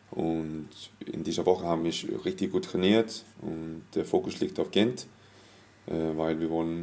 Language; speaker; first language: German; non-native, fluent; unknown